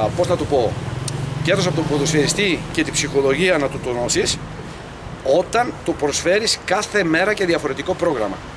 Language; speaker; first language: Greek; early bilingual, heritage; Greek